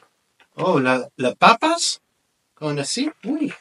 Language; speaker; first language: Spanish; non-native, learner; English